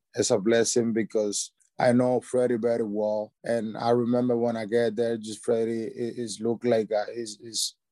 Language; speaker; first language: English; non-native, learner; Spanish